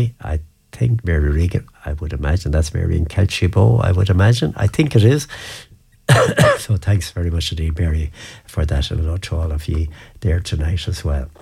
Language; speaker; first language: English; native; English